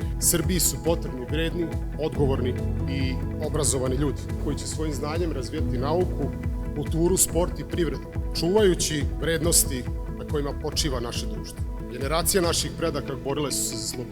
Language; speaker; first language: Serbian; native; Serbian